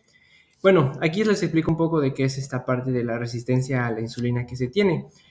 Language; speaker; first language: Spanish; native; Spanish